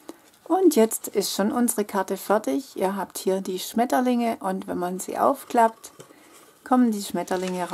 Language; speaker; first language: German; native; German